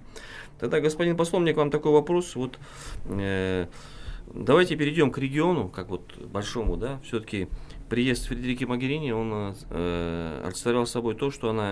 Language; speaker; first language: Russian; non-native, local second language; Kyrgyz